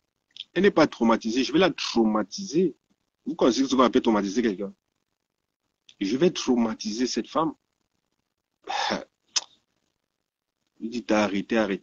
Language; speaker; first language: French; native; French